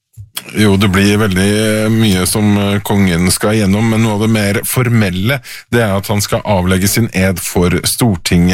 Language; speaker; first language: Norwegian; native; Norwegian